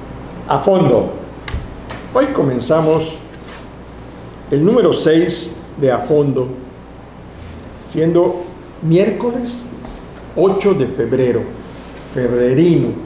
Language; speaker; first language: Spanish; native; Spanish